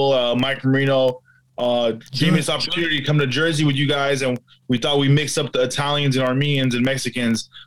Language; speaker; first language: English; native; English